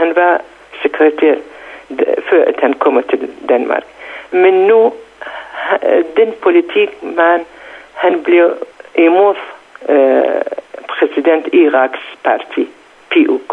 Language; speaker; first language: Danish; non-native, learner; Central Kurdish